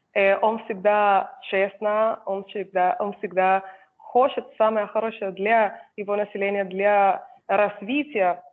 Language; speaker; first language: Russian; non-native, fluent; Spanish